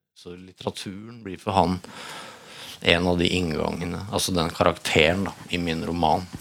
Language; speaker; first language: Norwegian; native; Norwegian